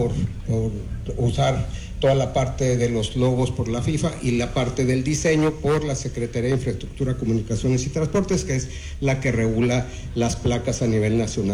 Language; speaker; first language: Spanish; native; Spanish